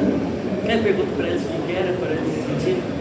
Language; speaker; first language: Portuguese; early bilingual, heritage; Japanese